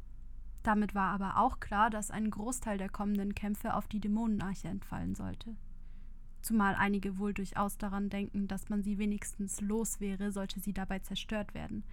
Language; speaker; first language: German; native; German